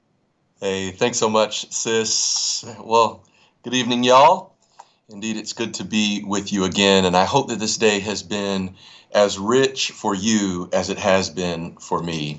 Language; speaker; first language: English; native; English